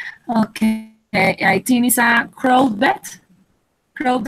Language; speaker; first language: English; non-native, learner; Spanish